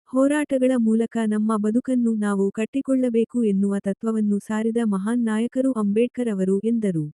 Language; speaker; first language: Kannada; native; Kannada